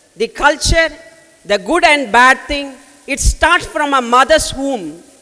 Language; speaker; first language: English; non-native, local second language; Tamil